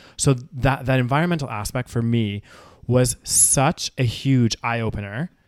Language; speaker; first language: English; native; English